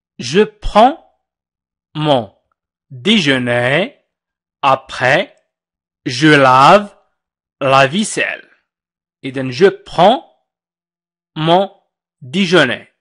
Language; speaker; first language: French; non-native, fluent; Arabic